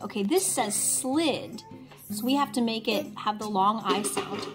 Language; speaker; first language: English; early bilingual, other home language; Japanese